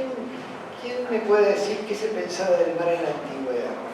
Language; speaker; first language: Spanish; native; Spanish